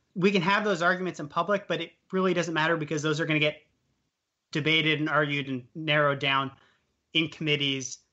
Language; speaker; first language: English; native; English